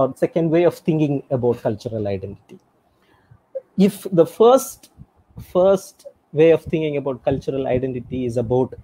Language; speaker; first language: English; non-native, local second language; Tamil